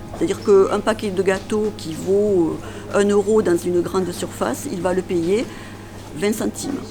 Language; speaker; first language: French; native; French